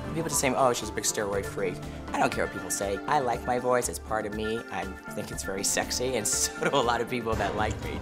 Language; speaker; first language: English; native; English